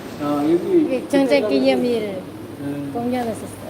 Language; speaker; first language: Korean; non-native, learner; Vietnamese